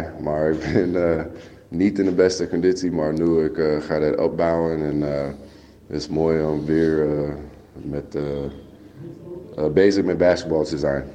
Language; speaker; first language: Dutch; non-native, learner; English